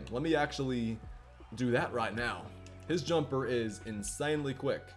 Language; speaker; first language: English; native; English